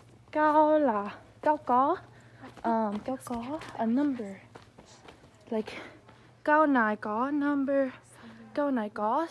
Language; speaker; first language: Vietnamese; non-native, learner; English